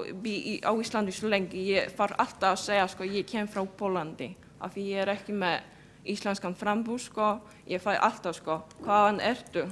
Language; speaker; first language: Icelandic; non-native, fluent; Polish